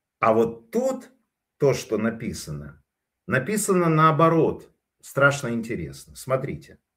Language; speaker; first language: Russian; native; Russian